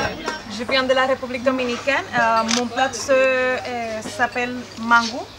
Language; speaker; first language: French; non-native, learner; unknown